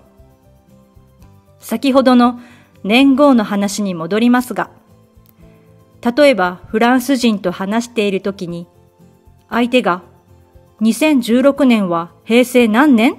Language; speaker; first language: Japanese; native; Japanese